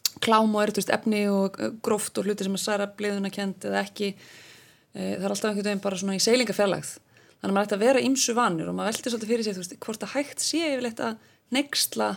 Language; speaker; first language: Icelandic; native; Icelandic